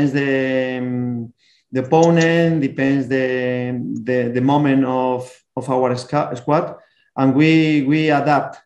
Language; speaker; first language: English; non-native, fluent; Spanish